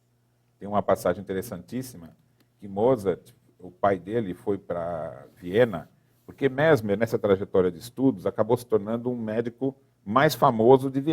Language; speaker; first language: Portuguese; native; Portuguese